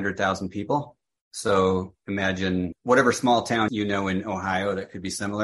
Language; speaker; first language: English; native; English